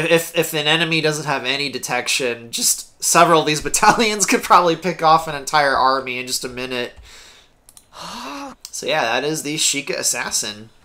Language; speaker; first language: English; native; English